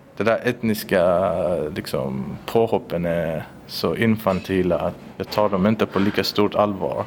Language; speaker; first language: Swedish; early bilingual, other home language; Persian